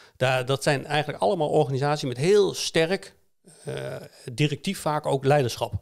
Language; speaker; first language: Dutch; native; Dutch